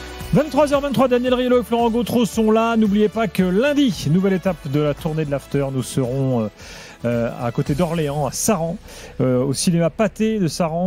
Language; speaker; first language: French; native; French